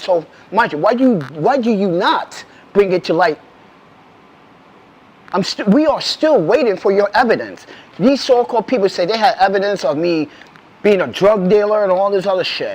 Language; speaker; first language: English; native; English